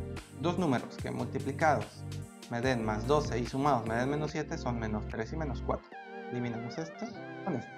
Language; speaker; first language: Spanish; native; Spanish